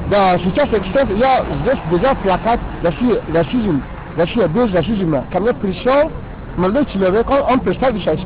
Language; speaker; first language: Russian; non-native, learner; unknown